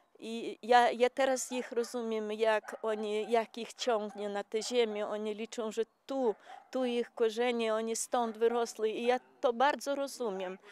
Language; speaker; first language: Polish; early bilingual, heritage; Polish